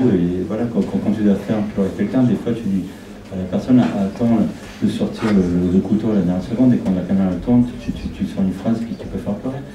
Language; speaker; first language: French; non-native, fluent; Spanish